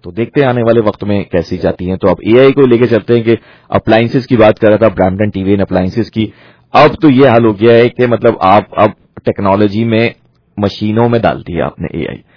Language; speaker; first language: Urdu; native; Urdu